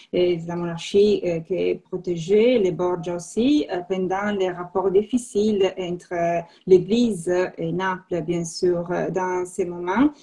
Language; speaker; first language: French; non-native, learner; Italian